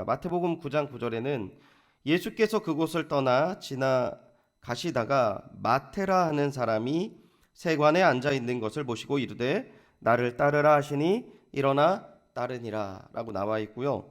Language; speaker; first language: Korean; native; Korean